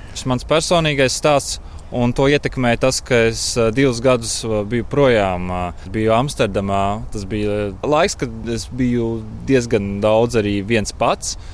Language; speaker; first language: Latvian; native; Latvian